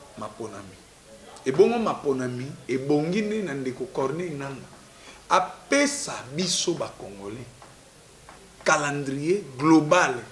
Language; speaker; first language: Lingala; native; Lingala